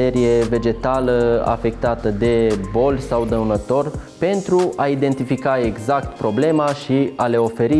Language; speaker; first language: Romanian; native; Romanian